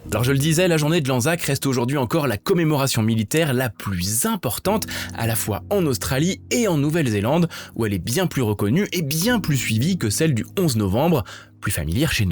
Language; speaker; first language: French; native; French